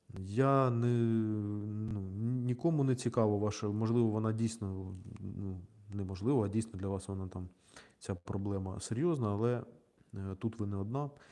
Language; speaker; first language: Ukrainian; non-native, local second language; Russian